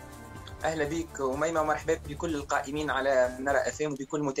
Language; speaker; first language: Arabic; native; Arabic